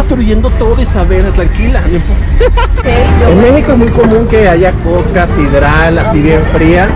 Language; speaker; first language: Spanish; native; Spanish